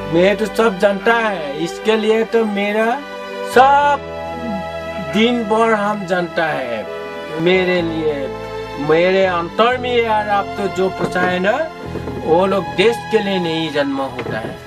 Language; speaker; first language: Hindi; non-native, local second language; Assamese